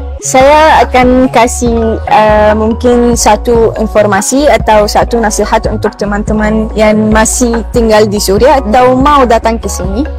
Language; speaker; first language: Indonesian; non-native, fluent; Arabic